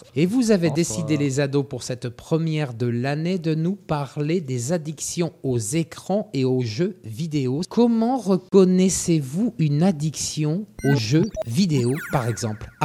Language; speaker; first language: French; native; French